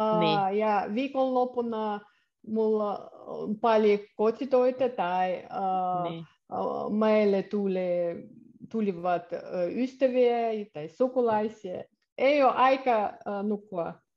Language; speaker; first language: Finnish; non-native, learner; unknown